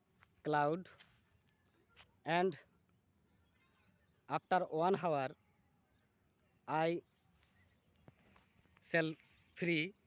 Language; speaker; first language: English; non-native, learner; Bangla